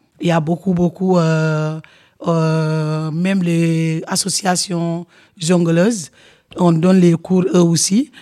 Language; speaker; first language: French; non-native, local second language; Wolof